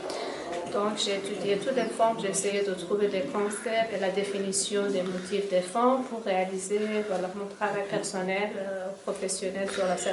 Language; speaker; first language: French; non-native, fluent; Persian